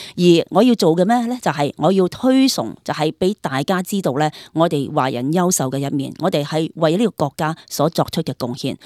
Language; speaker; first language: Cantonese; native; Cantonese